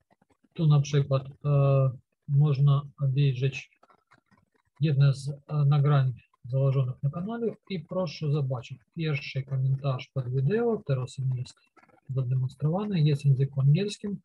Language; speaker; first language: Polish; non-native, learner; Ukrainian